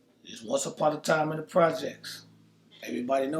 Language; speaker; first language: English; native; English